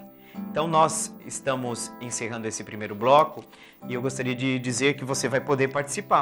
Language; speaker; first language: Portuguese; native; Portuguese